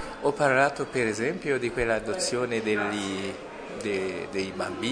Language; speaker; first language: Italian; non-native, fluent; Rundi